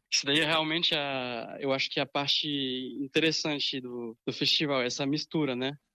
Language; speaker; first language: Portuguese; early bilingual, other home language; French